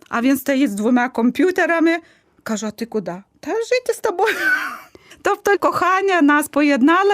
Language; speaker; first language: Ukrainian; non-native, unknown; Lithuanian